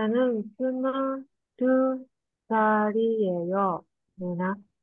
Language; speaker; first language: Korean; non-native, learner; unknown